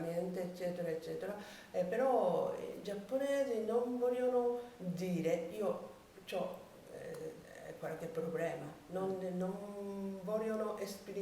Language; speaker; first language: Italian; non-native, learner; Japanese